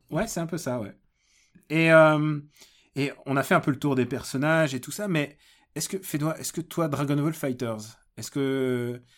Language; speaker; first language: French; early bilingual, other home language; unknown